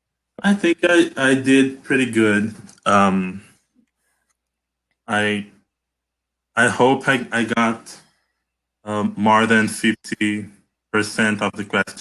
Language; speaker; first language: English; non-native, learner; Portuguese